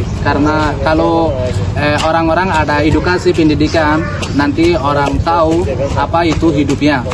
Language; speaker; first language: Indonesian; non-native, learner; Rohingya